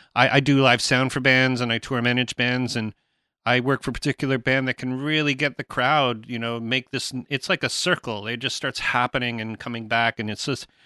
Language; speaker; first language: English; native; English